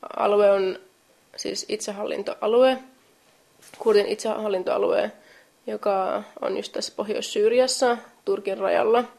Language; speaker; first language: Finnish; non-native, fluent; Kurdish